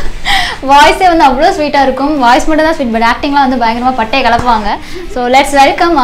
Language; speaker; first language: Tamil; native; Tamil